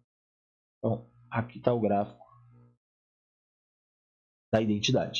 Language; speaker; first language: Portuguese; native; Portuguese